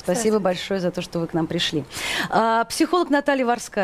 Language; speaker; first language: Russian; native; Russian